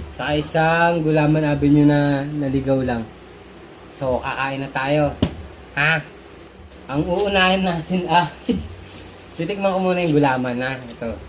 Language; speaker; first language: Filipino; native; Filipino